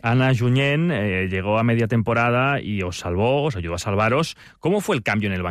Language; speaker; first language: Catalan; native; Catalan